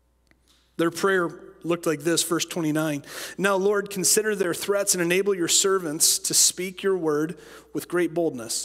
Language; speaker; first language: English; native; English